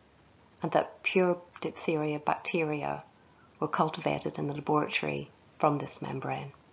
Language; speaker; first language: English; native; English